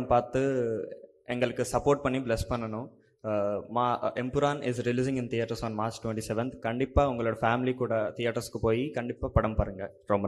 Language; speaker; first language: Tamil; non-native, learner; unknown